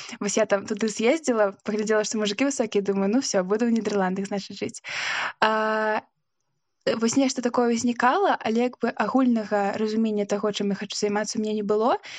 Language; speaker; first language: Belarusian; non-native, local second language; Russian